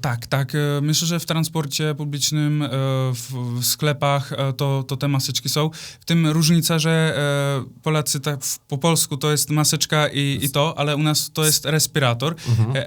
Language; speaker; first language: Polish; non-native, fluent; Czech